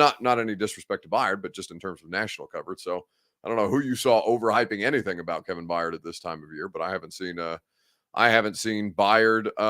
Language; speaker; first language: English; native; English